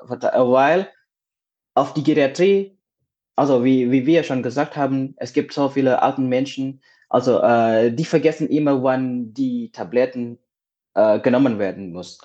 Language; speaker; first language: German; non-native, fluent; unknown